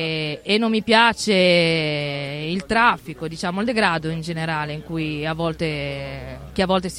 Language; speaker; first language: Italian; native; Italian